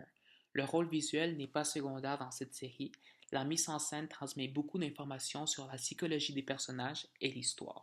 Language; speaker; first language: French; native; French